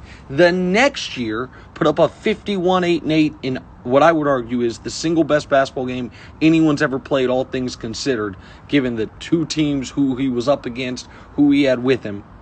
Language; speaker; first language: English; native; English